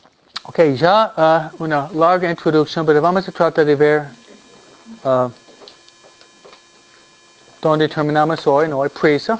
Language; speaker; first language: Spanish; non-native, fluent; English